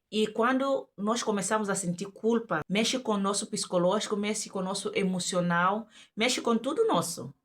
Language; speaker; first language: Portuguese; native; Portuguese